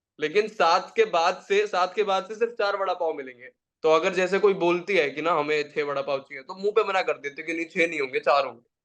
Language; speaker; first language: Hindi; native; Hindi